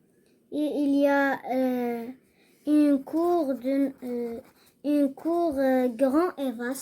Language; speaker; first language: French; non-native, learner; Arabic